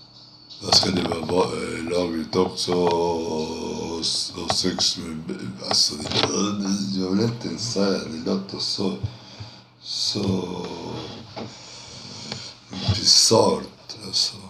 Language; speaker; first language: Swedish; non-native, fluent; Spanish